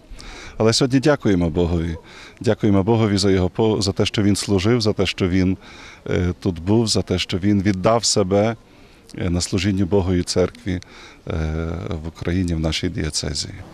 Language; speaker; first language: Ukrainian; native; Ukrainian